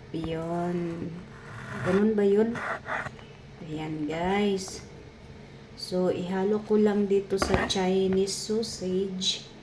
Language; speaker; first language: Filipino; non-native, local second language; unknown